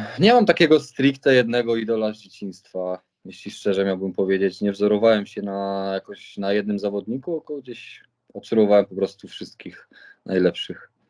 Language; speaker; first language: Polish; native; Polish